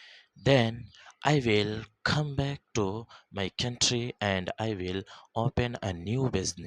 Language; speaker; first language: English; non-native, local second language; Urdu